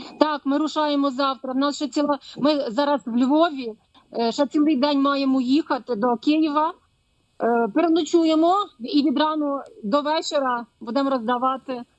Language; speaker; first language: Ukrainian; non-native, fluent; Polish